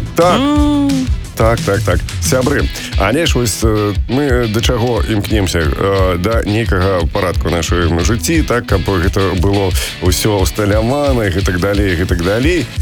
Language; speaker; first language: Belarusian; non-native, local second language; Russian